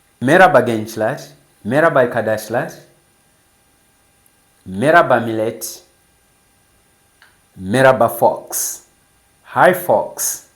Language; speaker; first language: Turkish; non-native, fluent; English